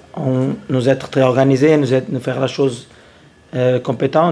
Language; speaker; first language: French; non-native, learner; Portuguese